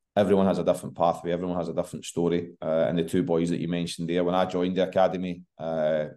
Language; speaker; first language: English; native; English